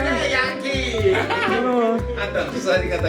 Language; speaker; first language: Japanese; native; Japanese